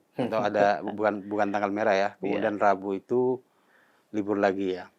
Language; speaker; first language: Indonesian; native; Indonesian